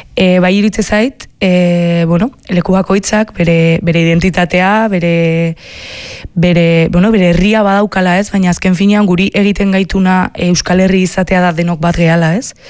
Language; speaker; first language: Basque; native; Basque